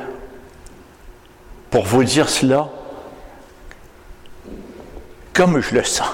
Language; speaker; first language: French; native; French